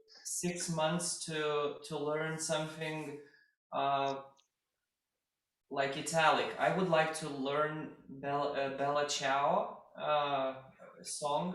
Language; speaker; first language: English; non-native, fluent; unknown